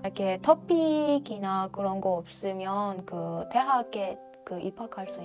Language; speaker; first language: Korean; non-native, fluent; Persian